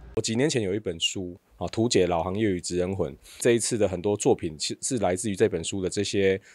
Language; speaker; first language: Chinese; native; Chinese